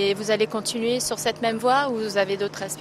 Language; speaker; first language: French; native; French